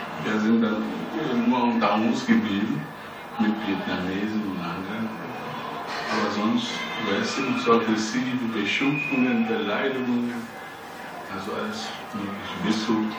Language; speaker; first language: German; non-native, learner; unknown